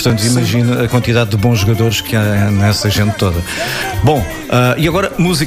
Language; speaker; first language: Portuguese; native; Portuguese